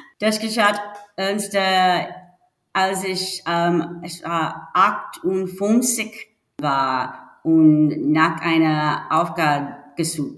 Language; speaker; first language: German; non-native, learner; English